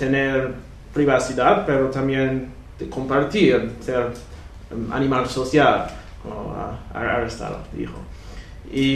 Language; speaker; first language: Spanish; non-native, fluent; English